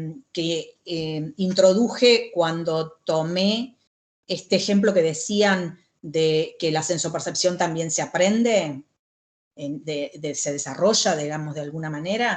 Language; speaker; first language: Spanish; native; Spanish